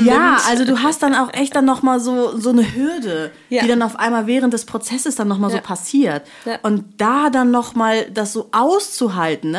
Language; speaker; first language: German; native; German